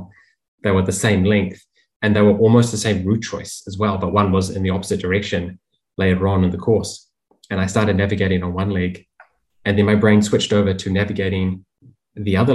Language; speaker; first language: English; native; English